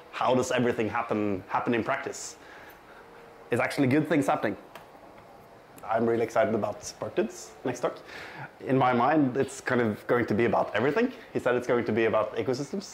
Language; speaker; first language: English; non-native, fluent; Norwegian